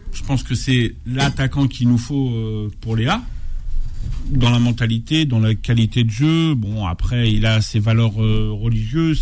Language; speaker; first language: French; non-native, local second language; Arabic